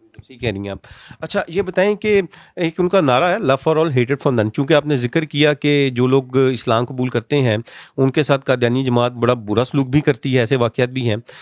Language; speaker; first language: Urdu; native; Urdu